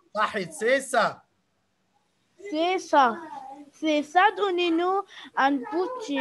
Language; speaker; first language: French; non-native, learner; Arabic